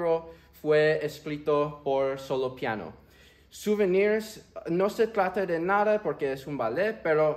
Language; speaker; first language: Spanish; early bilingual, heritage; Spanish